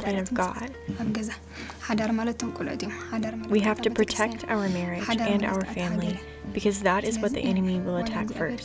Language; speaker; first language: English; non-native, fluent; Arabic